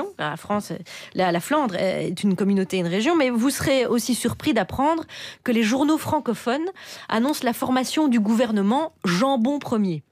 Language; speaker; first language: French; native; French